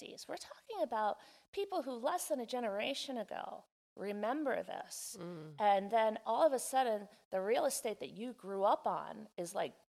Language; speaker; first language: English; native; English